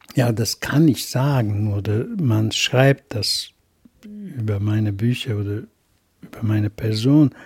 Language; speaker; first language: German; non-native, fluent; Hungarian